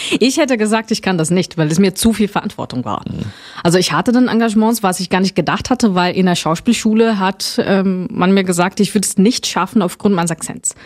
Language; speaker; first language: German; non-native, fluent; Portuguese